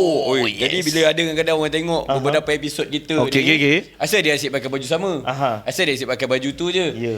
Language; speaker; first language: Malay; native; Malay